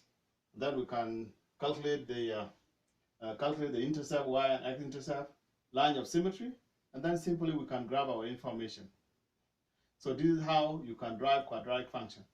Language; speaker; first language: English; non-native, fluent; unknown